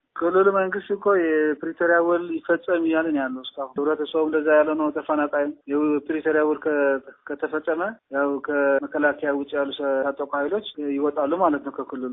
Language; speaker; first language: Amharic; non-native, local second language; Tigrinya